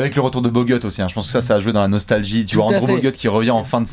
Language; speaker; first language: French; native; French